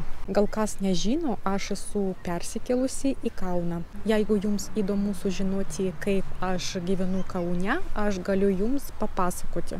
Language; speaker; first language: Lithuanian; non-native, learner; Russian